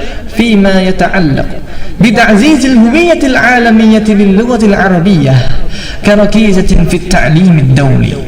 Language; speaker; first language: Arabic; non-native, learner; Indonesian